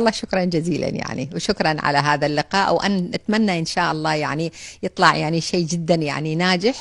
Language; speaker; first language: Arabic; native; Arabic